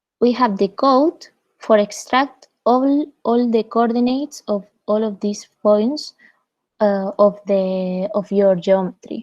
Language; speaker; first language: English; non-native, fluent; Spanish